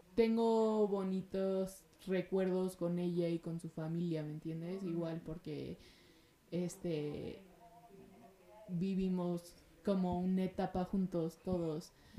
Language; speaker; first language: Spanish; early bilingual, heritage; Spanish